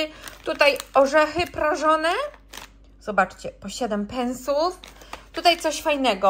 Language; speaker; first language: Polish; native; Polish